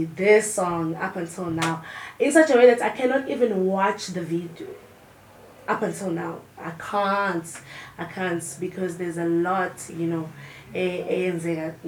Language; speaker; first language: English; non-native, local second language; Zulu